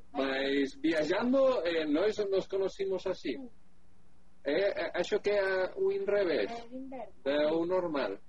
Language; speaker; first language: Portuguese; non-native, learner; Spanish